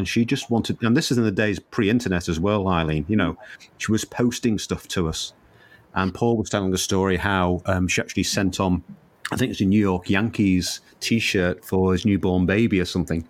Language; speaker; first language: English; native; English